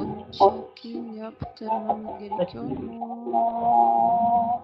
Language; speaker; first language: Turkish; non-native, learner; Russian